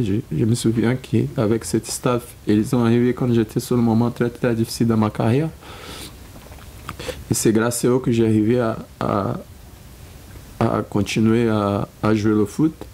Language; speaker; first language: French; non-native, fluent; Portuguese